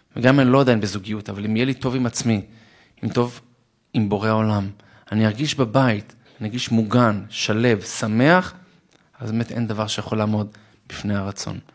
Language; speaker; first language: Hebrew; non-native, fluent; Arabic